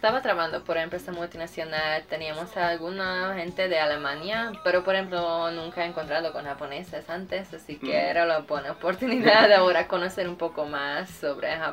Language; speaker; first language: Spanish; non-native, fluent; Hungarian